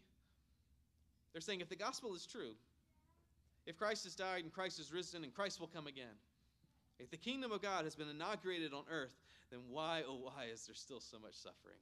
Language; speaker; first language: English; native; English